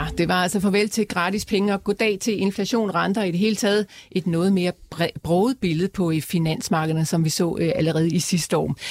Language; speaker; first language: Danish; native; Danish